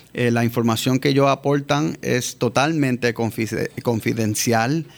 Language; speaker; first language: Spanish; early bilingual, heritage; Spanish